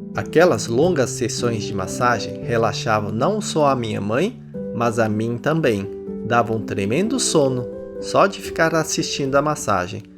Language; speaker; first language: Portuguese; early bilingual, other home language; Japanese